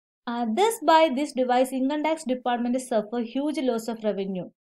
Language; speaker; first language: English; non-native, local second language; Malayalam